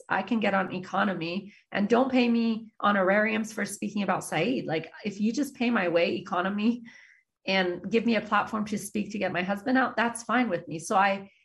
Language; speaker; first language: English; early bilingual, other home language; Persian